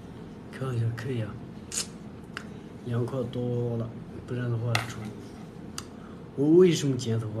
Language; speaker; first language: Chinese; non-native, local second language; Tibetan